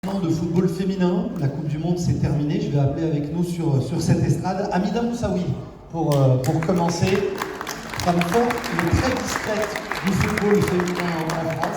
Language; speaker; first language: French; native; French